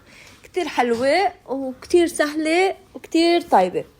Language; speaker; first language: Arabic; native; Arabic